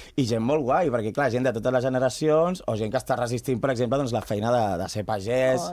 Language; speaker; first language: Catalan; non-native, local second language; Spanish